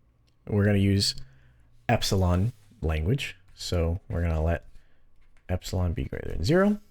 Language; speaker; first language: English; native; English